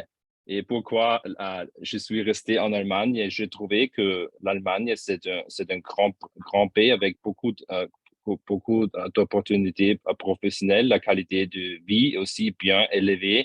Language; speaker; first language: French; non-native, fluent; German